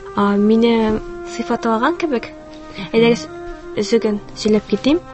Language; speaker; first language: Tatar; early bilingual, heritage; Tatar